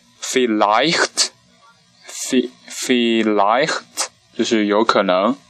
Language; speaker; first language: German; non-native, learner; Chinese